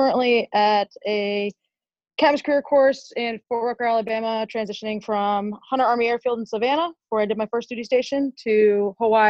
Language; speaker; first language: English; native; English